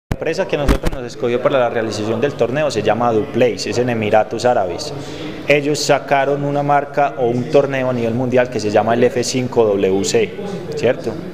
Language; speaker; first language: Spanish; native; Spanish